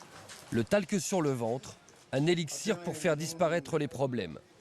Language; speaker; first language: French; native; French